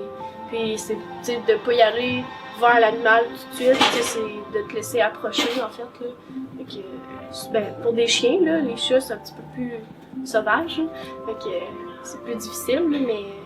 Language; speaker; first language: French; native; French